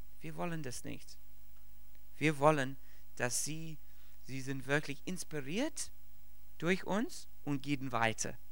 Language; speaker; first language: German; non-native, fluent; English